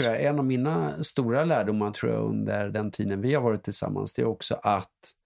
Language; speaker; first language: Swedish; native; Swedish